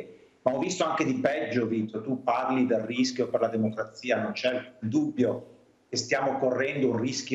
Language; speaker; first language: Italian; native; Italian